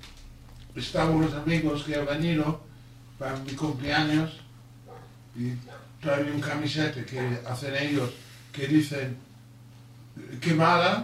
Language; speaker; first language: Spanish; non-native, learner; English